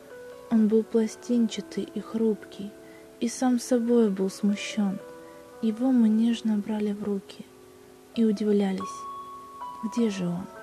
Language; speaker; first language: Russian; native; Russian